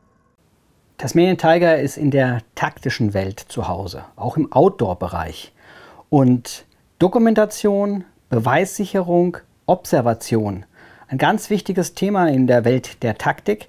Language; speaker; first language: German; native; German